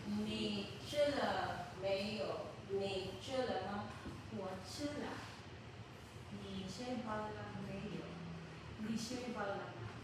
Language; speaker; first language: Chinese; non-native, learner; Filipino